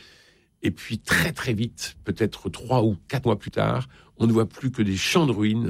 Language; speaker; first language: French; native; French